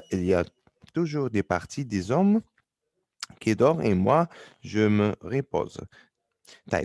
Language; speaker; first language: French; non-native, fluent; Arabic